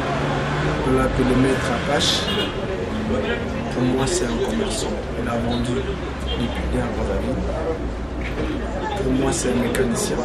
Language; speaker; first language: French; non-native, local second language; Kongo